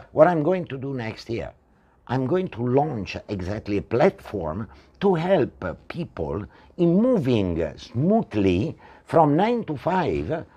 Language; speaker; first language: English; non-native, fluent; Italian